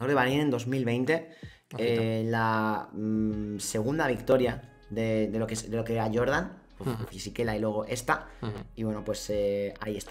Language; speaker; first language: Spanish; native; Spanish